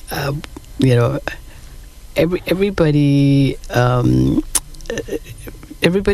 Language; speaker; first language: English; non-native, local second language; Cantonese